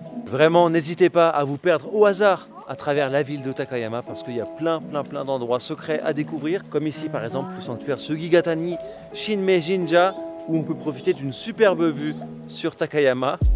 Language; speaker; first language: French; native; French